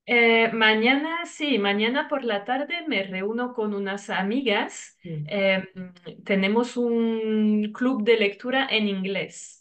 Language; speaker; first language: Spanish; non-native, fluent; French